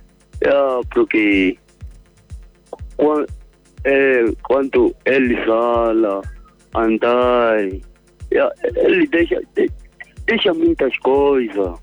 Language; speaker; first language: Portuguese; non-native, local second language; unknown